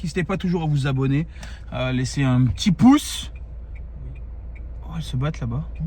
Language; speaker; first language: French; native; French